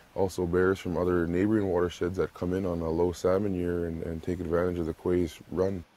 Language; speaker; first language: English; native; English